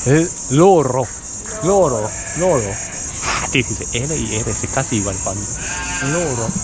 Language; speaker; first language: Spanish; non-native, learner; Japanese